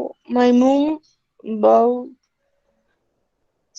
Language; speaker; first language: English; non-native, learner; Spanish